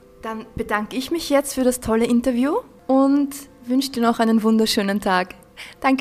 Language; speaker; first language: German; native; German